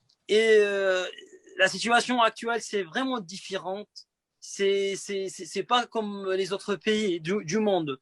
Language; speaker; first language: French; non-native, fluent; Arabic